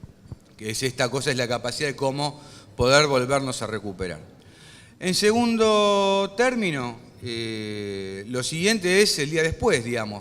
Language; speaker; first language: Spanish; native; Spanish